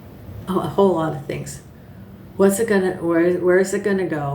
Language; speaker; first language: English; native; English